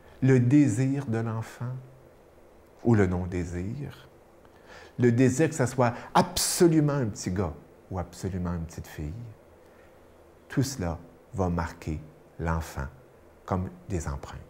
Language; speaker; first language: French; native; French